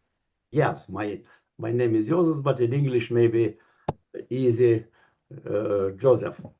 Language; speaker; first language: English; non-native, learner; Lithuanian